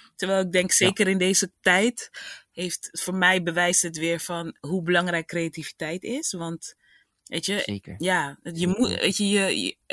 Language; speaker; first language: Dutch; native; Dutch